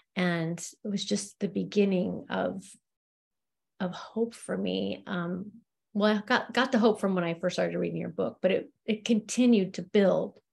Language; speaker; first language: English; native; English